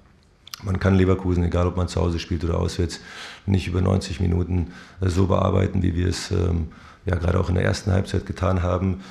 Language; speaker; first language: German; native; German